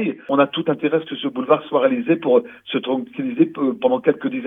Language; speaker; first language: French; native; French